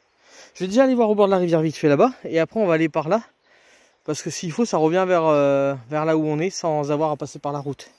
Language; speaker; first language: French; native; French